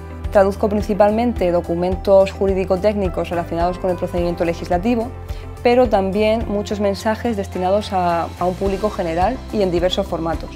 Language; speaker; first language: Spanish; native; Spanish